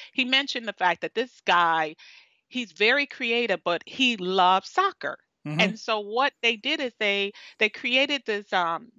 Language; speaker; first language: English; native; English